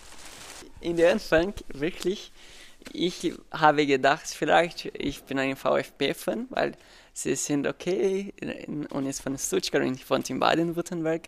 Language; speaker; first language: German; non-native, learner; Portuguese